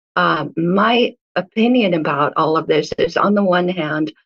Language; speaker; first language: English; early bilingual, other home language; Hebrew